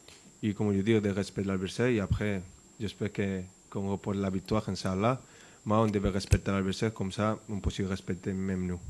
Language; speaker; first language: French; non-native, fluent; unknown